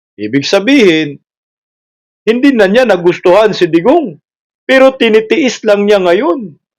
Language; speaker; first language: Filipino; non-native, local second language; Cebuano